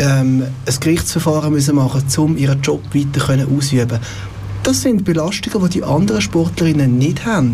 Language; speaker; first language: German; native; German